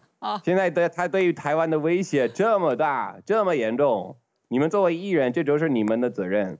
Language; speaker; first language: Chinese; non-native, fluent; English